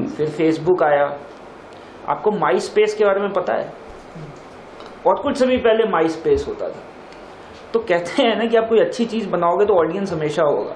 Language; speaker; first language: Hindi; native; Hindi